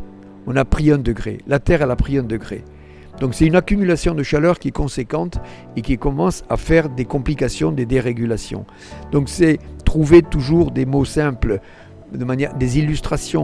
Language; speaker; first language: French; native; French